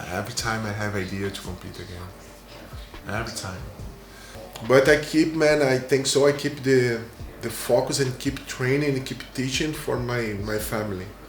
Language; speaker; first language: English; non-native, learner; Portuguese